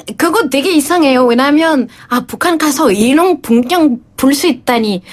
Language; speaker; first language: Korean; non-native, fluent; French